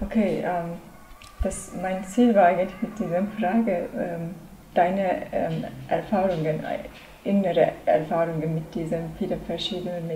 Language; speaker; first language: German; non-native, learner; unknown